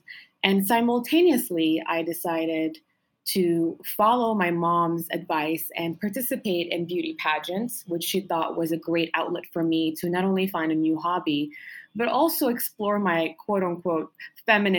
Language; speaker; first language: English; non-native, fluent; Arabic